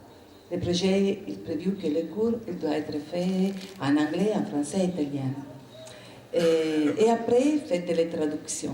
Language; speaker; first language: French; non-native, learner; Italian